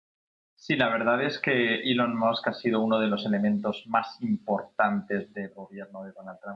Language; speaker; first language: Spanish; native; Spanish